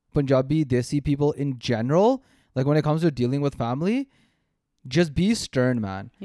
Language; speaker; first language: English; native; English